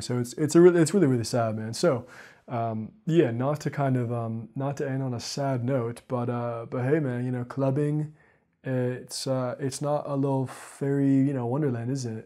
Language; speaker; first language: English; native; English